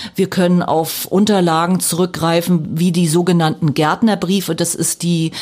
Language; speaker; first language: German; native; German